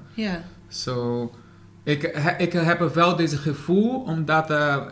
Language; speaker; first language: Dutch; non-native, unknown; Portuguese